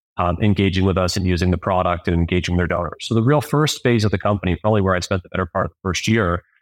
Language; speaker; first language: English; native; English